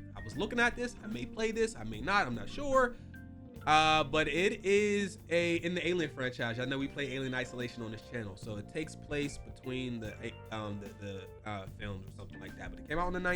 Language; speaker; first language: English; native; English